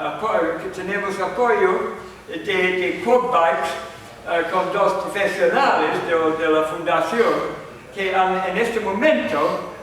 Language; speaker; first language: Spanish; non-native, fluent; English